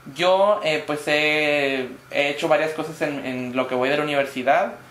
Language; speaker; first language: Spanish; native; Spanish